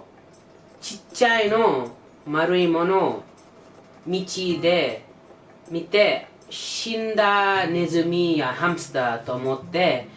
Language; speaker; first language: Japanese; non-native, learner; English